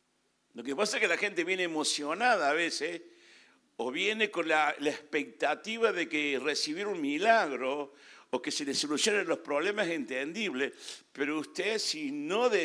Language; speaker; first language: Spanish; native; Spanish